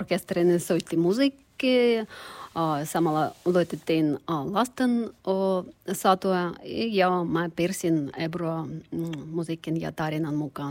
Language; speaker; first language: Finnish; non-native, learner; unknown